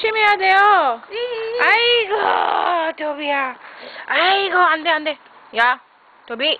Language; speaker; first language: Korean; non-native, learner; English